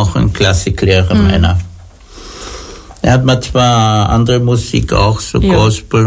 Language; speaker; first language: German; native; German